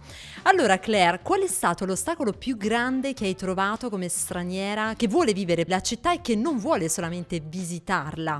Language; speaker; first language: Italian; native; Italian